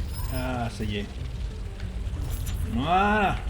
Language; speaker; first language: French; native; French